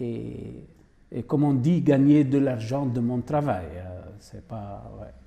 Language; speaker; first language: French; non-native, fluent; Arabic